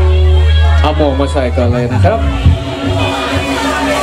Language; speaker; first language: Thai; native; Thai